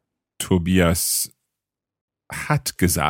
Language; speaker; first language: German; non-native, fluent; English